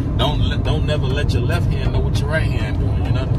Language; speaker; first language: English; native; English